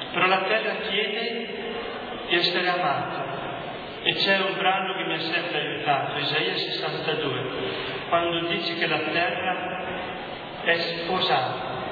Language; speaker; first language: Italian; native; Italian